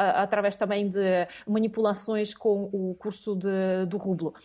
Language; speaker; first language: Portuguese; non-native, fluent; Russian